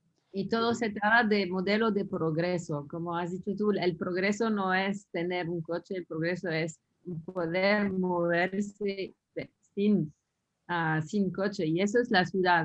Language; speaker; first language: Spanish; non-native, fluent; French